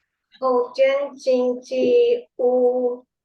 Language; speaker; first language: Chinese; non-native, learner; Indonesian